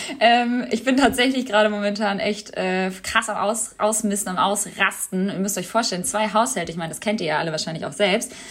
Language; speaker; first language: German; early bilingual, other home language; Albanian